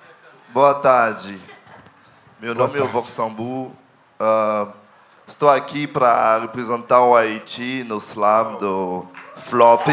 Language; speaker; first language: Portuguese; non-native, learner; Haitian Creole